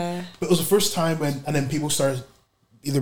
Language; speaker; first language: English; native; English